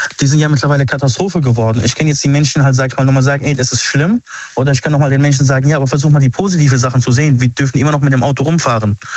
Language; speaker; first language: German; early bilingual, other home language; Arabic